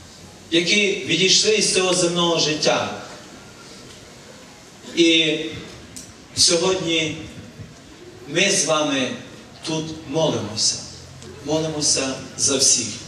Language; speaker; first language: Ukrainian; native; Ukrainian